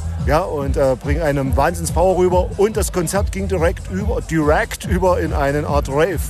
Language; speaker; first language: German; native; German